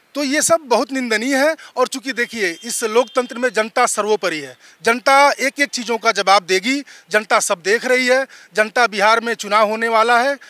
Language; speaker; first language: Hindi; native; Hindi